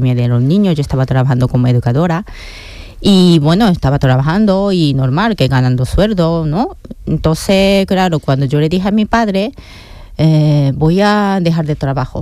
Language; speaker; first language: Spanish; non-native, fluent; Japanese